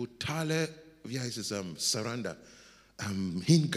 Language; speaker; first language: German; non-native, learner; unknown